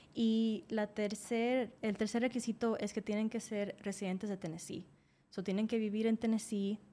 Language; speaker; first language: Spanish; early bilingual, other home language; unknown